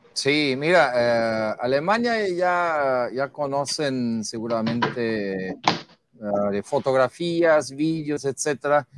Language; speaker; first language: Spanish; non-native, fluent; German